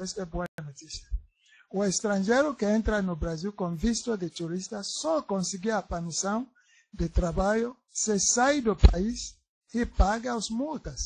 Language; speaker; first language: Portuguese; non-native, learner; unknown